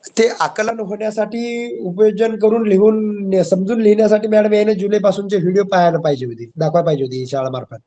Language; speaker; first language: Marathi; native; Marathi